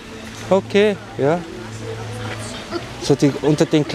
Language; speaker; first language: German; native; German